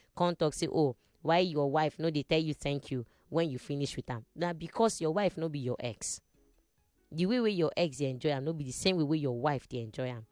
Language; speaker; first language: Nigerian Pidgin; non-native, local second language; Igbo